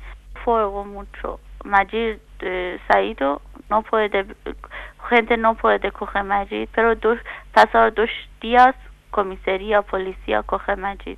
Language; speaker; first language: Spanish; non-native, learner; Persian